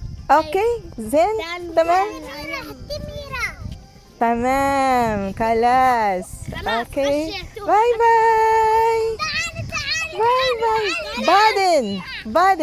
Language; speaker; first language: Arabic; non-native, learner; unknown